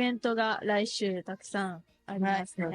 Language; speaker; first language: Japanese; native; Japanese